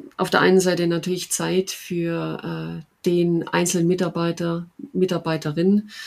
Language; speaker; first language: German; native; German